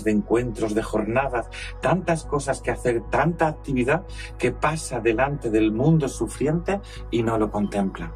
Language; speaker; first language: Spanish; native; Spanish